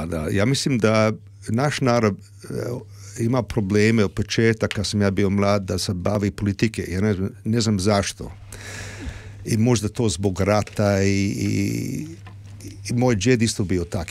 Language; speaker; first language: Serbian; early bilingual, heritage; Serbian